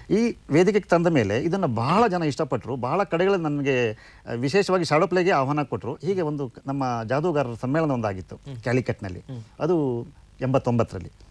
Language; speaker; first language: Kannada; native; Kannada